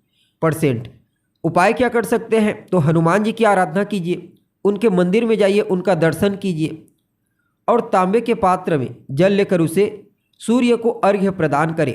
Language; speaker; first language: Hindi; native; Hindi